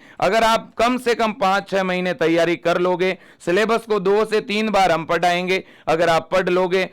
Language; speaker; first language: Hindi; native; Hindi